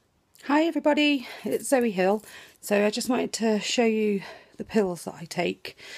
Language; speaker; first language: English; native; English